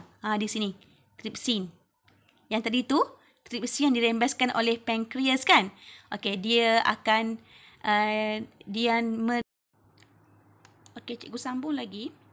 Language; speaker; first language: Malay; native; Malay